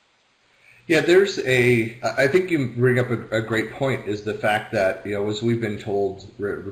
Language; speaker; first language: English; native; English